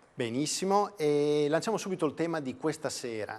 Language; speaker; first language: Italian; native; Italian